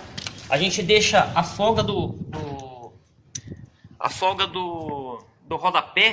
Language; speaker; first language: Portuguese; native; Portuguese